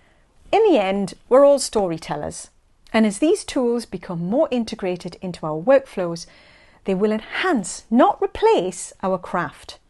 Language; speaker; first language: English; native; English